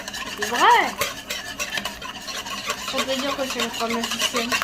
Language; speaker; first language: French; native; French